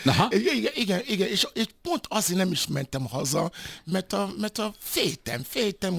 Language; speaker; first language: Hungarian; non-native, fluent; Yoruba